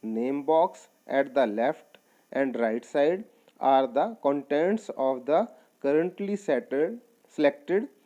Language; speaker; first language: English; non-native, local second language; Punjabi